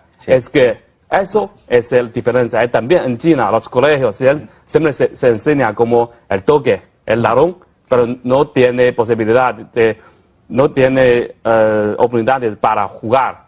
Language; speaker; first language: Spanish; non-native, fluent; Chinese